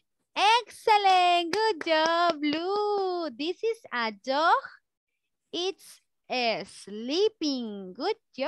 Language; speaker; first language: English; non-native, fluent; Spanish